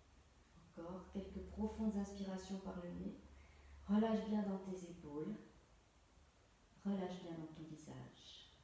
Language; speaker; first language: French; native; French